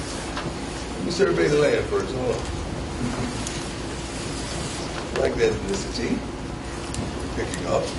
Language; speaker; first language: English; native; English